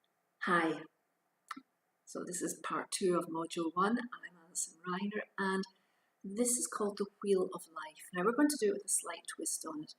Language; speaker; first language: English; native; English